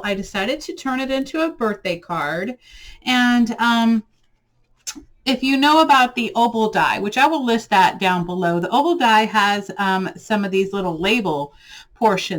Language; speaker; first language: English; native; English